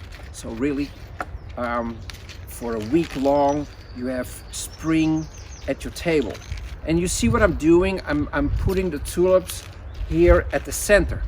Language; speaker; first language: English; non-native, fluent; Dutch